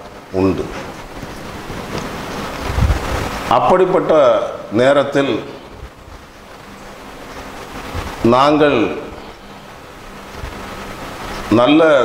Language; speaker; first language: Tamil; native; Tamil